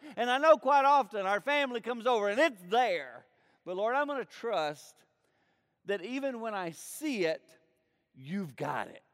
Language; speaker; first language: English; native; English